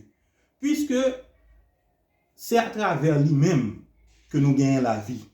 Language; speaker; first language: French; non-native, local second language; Haitian Creole